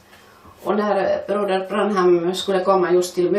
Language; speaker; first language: Swedish; non-native, fluent; Finnish